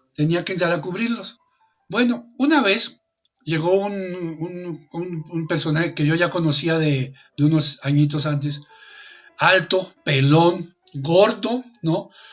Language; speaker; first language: Spanish; native; Spanish